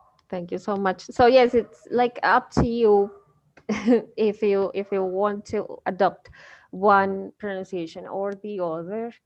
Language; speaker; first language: English; non-native, fluent; Spanish